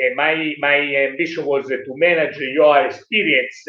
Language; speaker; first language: English; non-native, learner; Italian